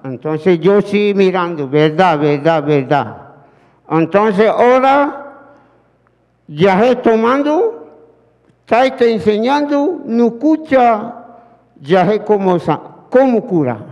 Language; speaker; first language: Spanish; non-native, learner; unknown